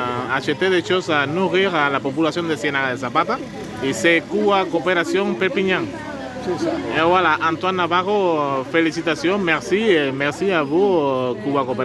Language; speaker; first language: French; non-native, learner; Spanish